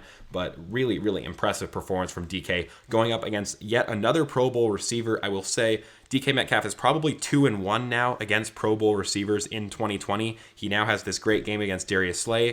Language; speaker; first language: English; native; English